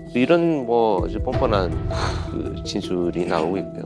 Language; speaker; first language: Korean; native; Korean